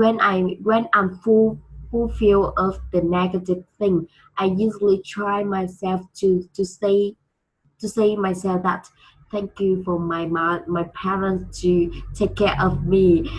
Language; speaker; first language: English; non-native, learner; Vietnamese